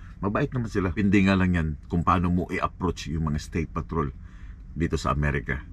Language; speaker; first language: Filipino; non-native, local second language; Cebuano